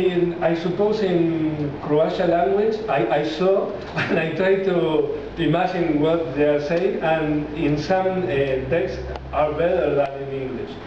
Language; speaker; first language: English; non-native, learner; Spanish